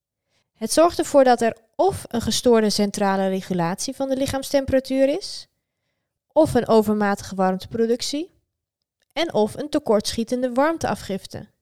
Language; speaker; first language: Dutch; native; Dutch